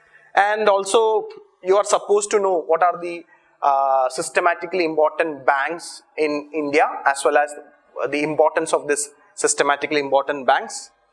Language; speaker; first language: English; non-native, local second language; Malayalam